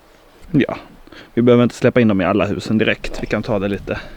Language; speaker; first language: Swedish; native; Swedish